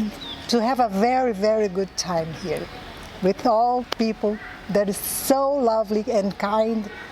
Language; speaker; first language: English; non-native, learner; Portuguese